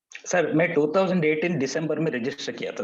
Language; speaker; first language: Hindi; non-native, local second language; Kannada